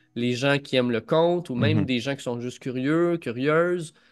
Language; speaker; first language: French; native; French